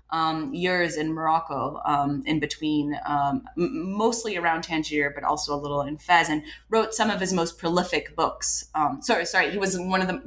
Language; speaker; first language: English; non-native, fluent; French